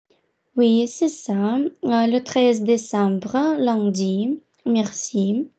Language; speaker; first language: French; non-native, fluent; Russian